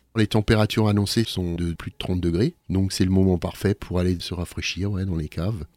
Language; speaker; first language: French; native; French